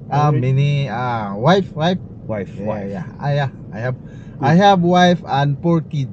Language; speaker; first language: English; non-native, local second language; Cebuano